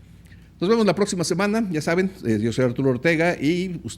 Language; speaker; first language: Spanish; native; Spanish